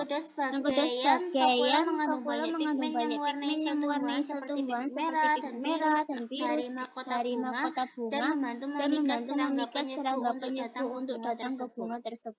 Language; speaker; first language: Indonesian; native; Indonesian